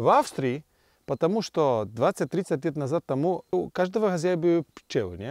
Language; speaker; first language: Russian; non-native, learner; Polish